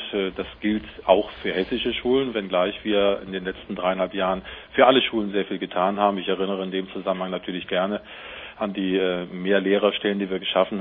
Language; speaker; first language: German; native; German